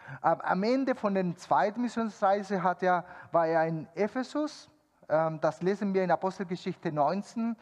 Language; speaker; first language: German; non-native, fluent; Spanish